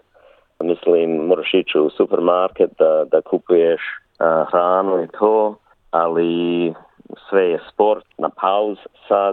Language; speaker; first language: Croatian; early bilingual, heritage; Bosnian